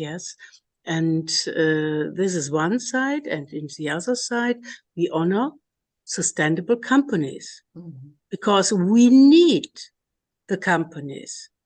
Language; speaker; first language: English; non-native, learner; German